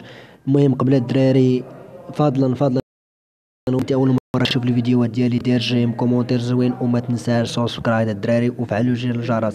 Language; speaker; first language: Arabic; native; Arabic